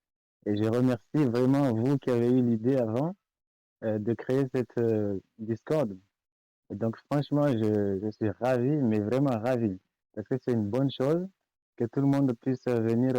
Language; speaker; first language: French; non-native, local second language; Comorian